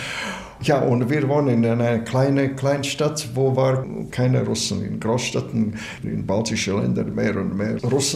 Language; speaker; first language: German; non-native, learner; Latvian